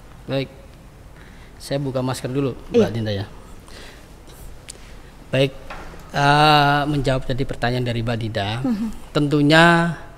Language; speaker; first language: Indonesian; native; Indonesian